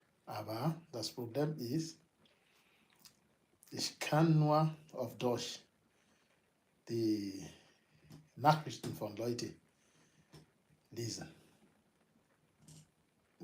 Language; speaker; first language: German; non-native, learner; Yoruba